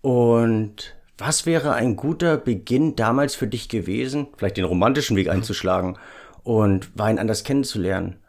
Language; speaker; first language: German; native; German